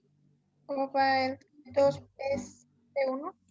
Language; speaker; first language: Spanish; native; Spanish